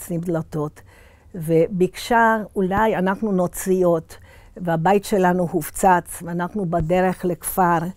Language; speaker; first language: Hebrew; early bilingual, other home language; Hungarian